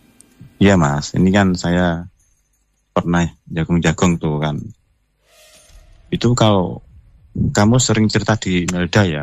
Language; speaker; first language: Indonesian; non-native, local second language; Javanese